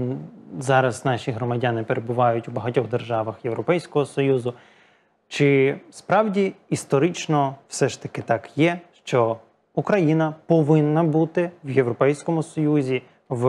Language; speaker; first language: Ukrainian; native; Ukrainian